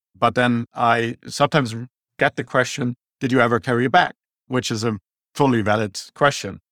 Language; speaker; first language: English; non-native, fluent; German